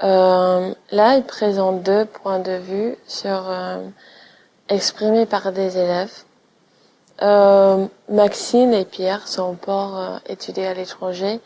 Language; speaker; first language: French; non-native, fluent; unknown